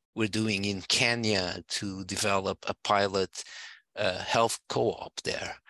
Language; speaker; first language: English; non-native, fluent; Portuguese